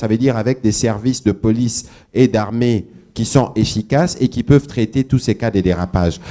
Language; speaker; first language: French; non-native, local second language; Lingala